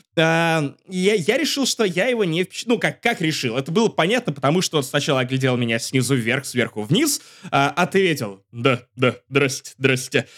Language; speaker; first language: Russian; native; Russian